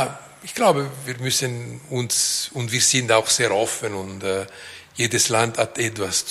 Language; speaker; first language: German; non-native, fluent; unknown